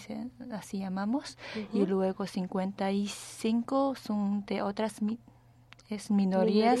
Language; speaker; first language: Spanish; non-native, fluent; Chinese